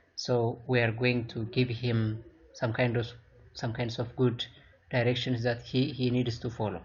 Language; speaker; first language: English; non-native, local second language; Amharic